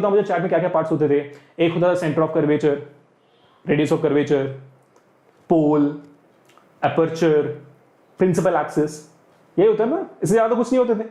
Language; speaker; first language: Hindi; native; Hindi